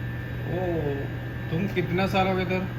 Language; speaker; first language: Hindi; non-native, learner; Malayalam